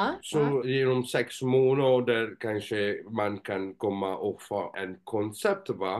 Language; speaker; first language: Swedish; non-native, fluent; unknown